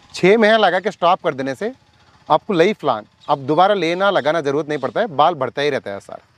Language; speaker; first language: Hindi; non-native, local second language; Kannada